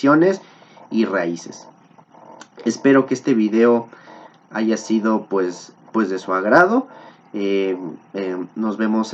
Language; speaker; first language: Spanish; native; Spanish